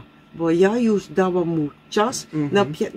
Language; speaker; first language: Polish; non-native, learner; Dutch